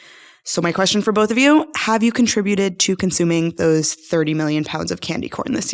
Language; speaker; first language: English; native; English